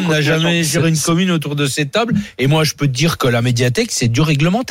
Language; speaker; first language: French; native; French